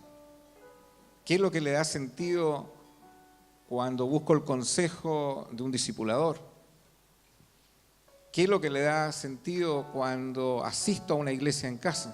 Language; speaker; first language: Spanish; native; Spanish